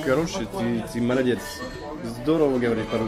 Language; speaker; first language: Russian; non-native, fluent; French